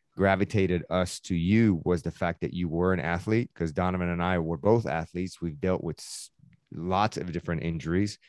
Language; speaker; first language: English; early bilingual, other home language; Persian